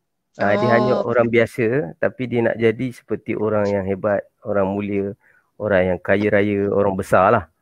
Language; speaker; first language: Malay; native; Malay